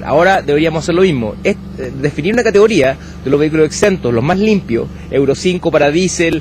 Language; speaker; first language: Spanish; native; Spanish